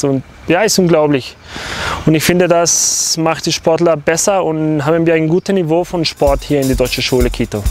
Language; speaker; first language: German; non-native, learner; Spanish